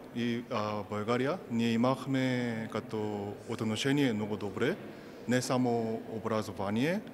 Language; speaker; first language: Bulgarian; non-native, learner; Korean